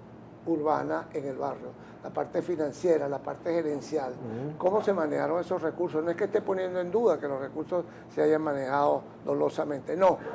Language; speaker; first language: Spanish; native; Spanish